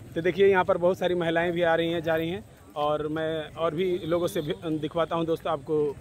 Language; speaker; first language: Hindi; native; Hindi